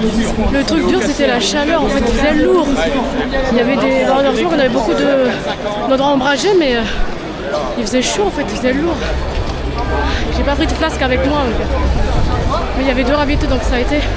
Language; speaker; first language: French; native; French